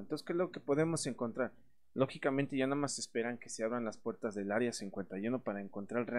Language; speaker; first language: Spanish; native; Spanish